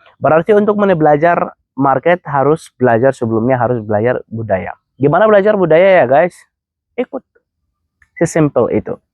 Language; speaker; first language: Indonesian; non-native, fluent; Arabic